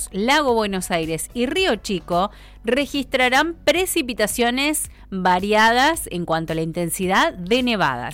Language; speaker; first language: Spanish; native; Spanish